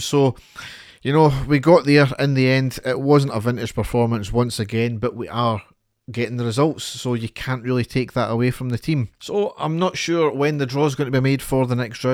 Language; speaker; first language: English; native; English